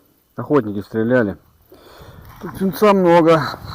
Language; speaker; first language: Russian; native; Russian